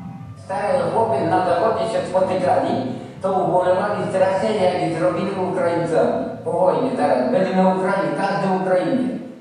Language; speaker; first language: Polish; non-native, local second language; Rusyn